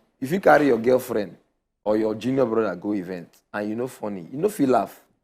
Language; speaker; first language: Nigerian Pidgin; native; Nigerian Pidgin